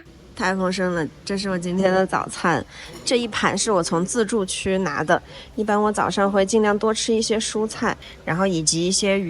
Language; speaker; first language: Chinese; native; Chinese